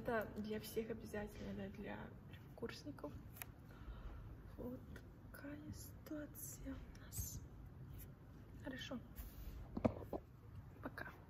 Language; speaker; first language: Russian; non-native, learner; Mongolian